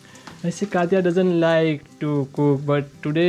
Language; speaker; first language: English; non-native, fluent; Hindi